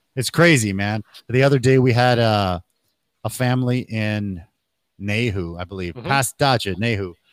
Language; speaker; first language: English; native; English